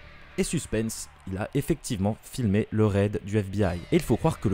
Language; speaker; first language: French; native; French